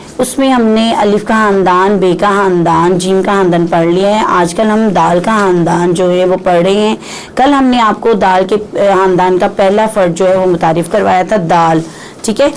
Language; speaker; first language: Urdu; non-native, local second language; Punjabi